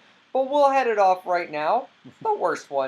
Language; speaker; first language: English; native; English